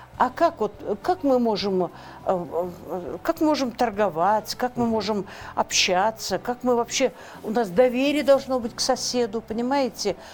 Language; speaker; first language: Russian; non-native, local second language; Kyrgyz